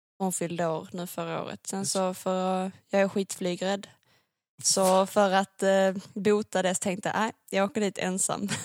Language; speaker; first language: Swedish; native; Swedish